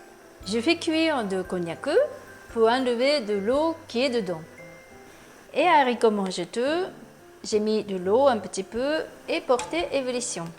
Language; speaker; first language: French; non-native, fluent; Japanese